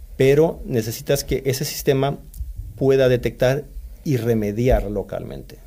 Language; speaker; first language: Spanish; early bilingual, other home language; Swedish